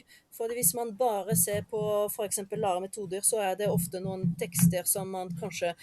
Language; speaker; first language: Norwegian; non-native, fluent; French